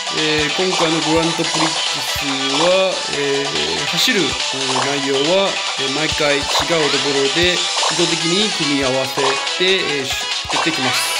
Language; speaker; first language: Japanese; non-native, fluent; Chinese